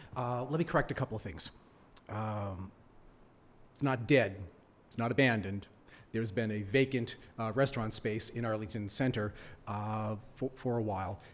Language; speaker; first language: English; native; English